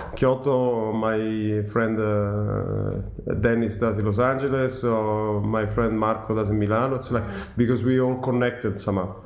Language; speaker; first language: English; non-native, fluent; Italian